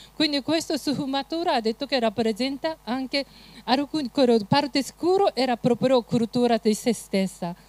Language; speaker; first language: Italian; non-native, fluent; Japanese